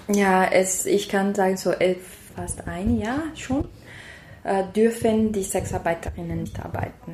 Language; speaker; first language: German; non-native, learner; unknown